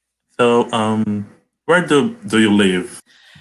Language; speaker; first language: English; non-native, learner; Portuguese